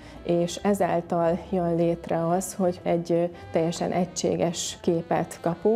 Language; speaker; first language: Hungarian; native; Hungarian